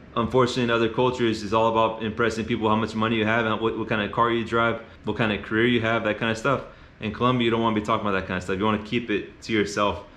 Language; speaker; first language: English; native; English